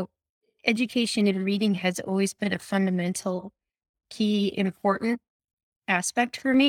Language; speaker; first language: English; native; English